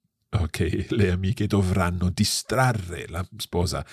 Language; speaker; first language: Italian; non-native, fluent; English